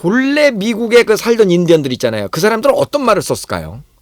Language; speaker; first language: Korean; native; Korean